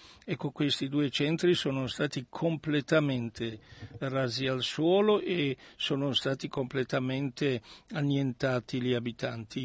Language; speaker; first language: Italian; early bilingual, other home language; Armenian